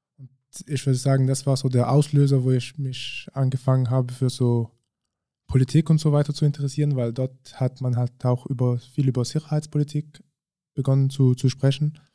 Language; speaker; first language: German; early bilingual, other home language; French